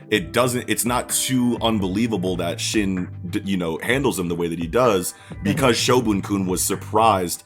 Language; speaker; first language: English; native; English